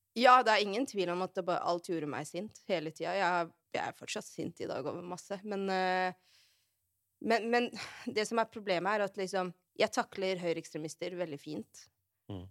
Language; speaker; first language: Norwegian; early bilingual, other home language; Arabic